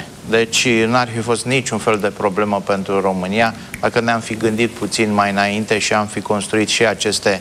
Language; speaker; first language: Romanian; native; Romanian